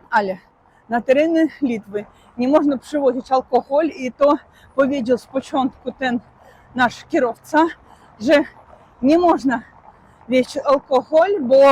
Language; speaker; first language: Polish; non-native, fluent; Russian